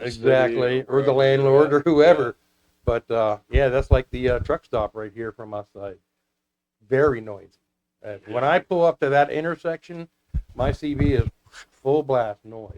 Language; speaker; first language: English; native; English